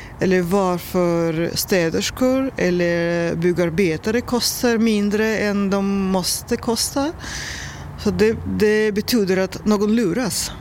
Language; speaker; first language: Swedish; non-native, learner; Russian